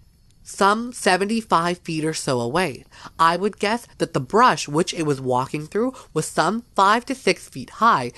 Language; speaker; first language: English; native; English